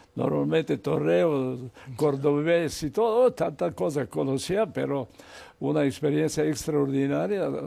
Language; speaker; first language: Spanish; non-native, fluent; Serbian